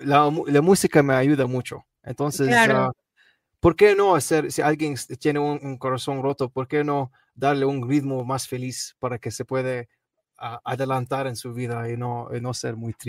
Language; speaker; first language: Spanish; non-native, learner; Arabic